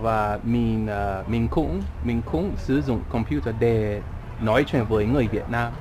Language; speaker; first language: Vietnamese; non-native, learner; English